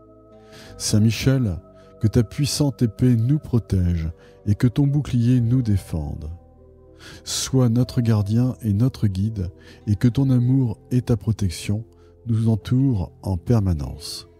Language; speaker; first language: French; native; French